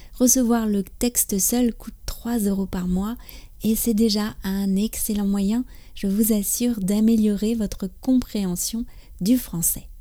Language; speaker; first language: French; native; French